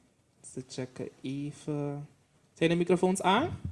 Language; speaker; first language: Dutch; native; Dutch